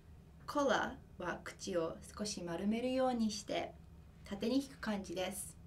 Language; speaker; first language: Japanese; non-native, fluent; English